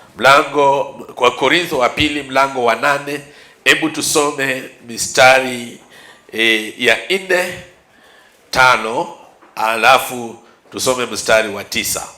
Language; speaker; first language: Swahili; non-native, local second language; Luyia